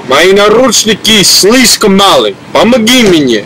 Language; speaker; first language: Russian; non-native, learner; English